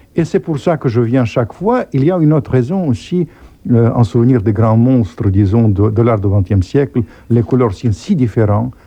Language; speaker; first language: French; non-native, fluent; Russian